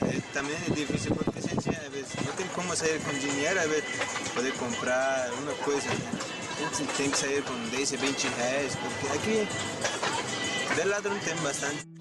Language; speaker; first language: Portuguese; non-native, learner; Spanish